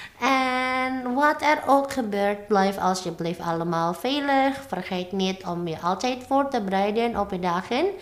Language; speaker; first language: Dutch; non-native, fluent; Indonesian